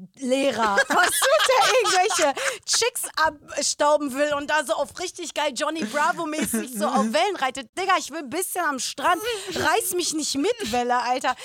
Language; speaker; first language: German; native; German